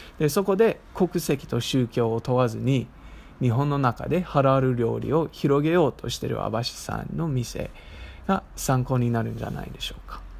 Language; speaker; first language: Japanese; non-native, fluent; English